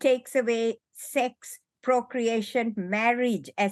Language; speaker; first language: English; non-native, local second language; Sinhala